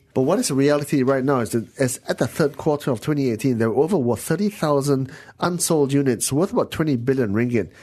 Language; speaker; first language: English; non-native, local second language; Min Nan Chinese